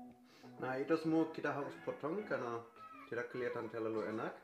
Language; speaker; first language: Indonesian; non-native, fluent; German